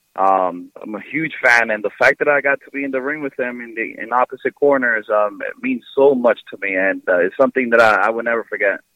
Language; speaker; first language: English; early bilingual, other home language; Spanish